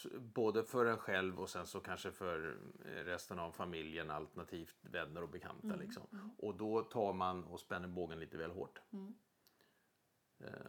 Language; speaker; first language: Swedish; native; Swedish